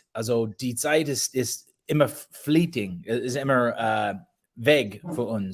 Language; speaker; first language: German; non-native, learner; English